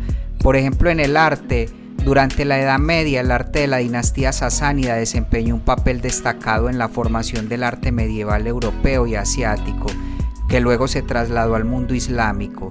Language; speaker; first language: Spanish; native; Spanish